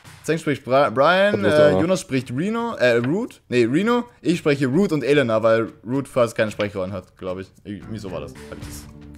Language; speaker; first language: German; native; German